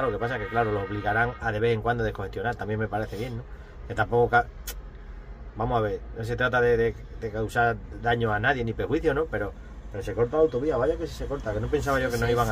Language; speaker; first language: Spanish; native; Spanish